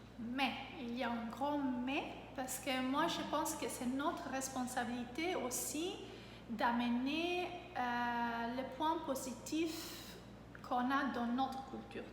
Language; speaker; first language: French; non-native, fluent; German